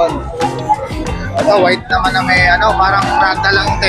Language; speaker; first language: Filipino; native; Filipino